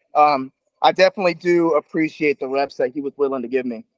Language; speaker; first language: English; native; English